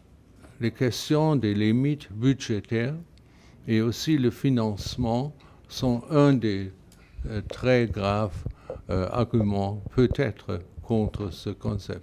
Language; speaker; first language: French; non-native, fluent; German